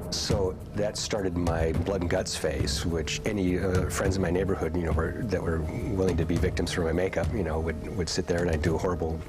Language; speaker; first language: English; native; English